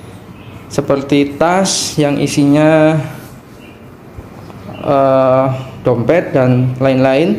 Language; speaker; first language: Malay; non-native, local second language; Javanese